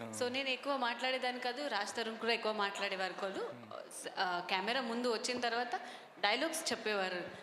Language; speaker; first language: Telugu; non-native, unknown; Marathi